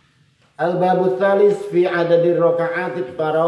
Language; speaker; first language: Arabic; non-native, fluent; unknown